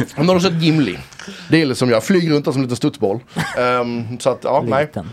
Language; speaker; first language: Swedish; native; Swedish